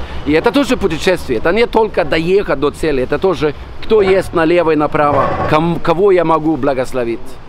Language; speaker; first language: Russian; non-native, fluent; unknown